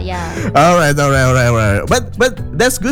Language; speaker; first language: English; non-native, fluent; Indonesian